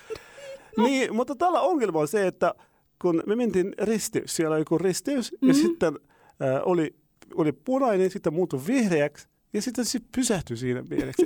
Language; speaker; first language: Finnish; non-native, fluent; Arabic